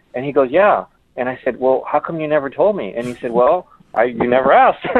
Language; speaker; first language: English; early bilingual, other home language; Spanish